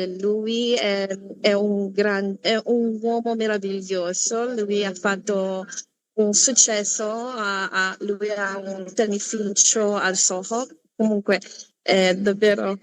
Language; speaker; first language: Italian; non-native, fluent; Filipino